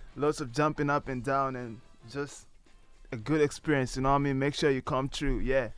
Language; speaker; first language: English; non-native, local second language; Nyanja